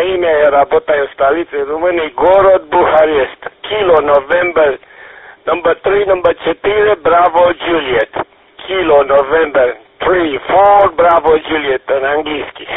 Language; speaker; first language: Russian; non-native, learner; Romanian